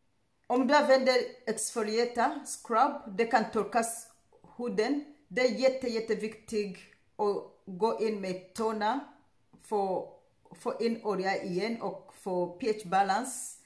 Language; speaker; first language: Swedish; non-native, learner; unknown